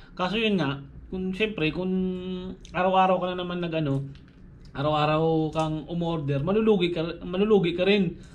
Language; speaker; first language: Filipino; non-native, local second language; Hiligaynon